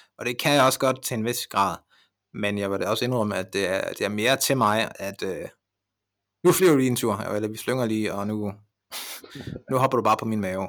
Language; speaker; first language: Danish; early bilingual, other home language; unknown